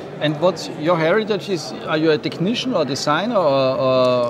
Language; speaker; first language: English; non-native, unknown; German